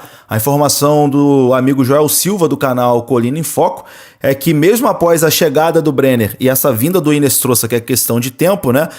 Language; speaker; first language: Portuguese; native; Portuguese